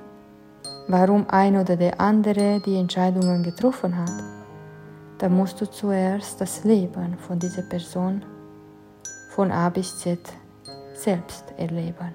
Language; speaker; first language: German; non-native, fluent; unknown